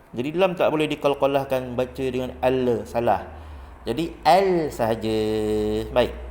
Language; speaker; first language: Malay; native; Malay